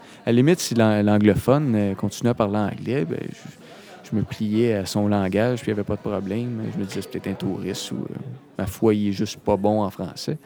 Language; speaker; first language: French; native; French